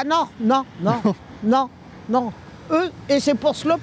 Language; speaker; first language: French; native; French